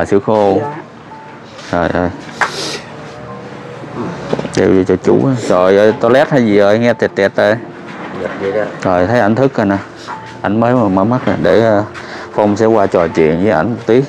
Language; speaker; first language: Vietnamese; native; Vietnamese